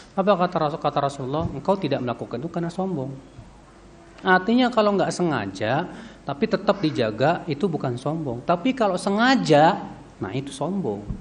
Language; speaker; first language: Indonesian; native; Indonesian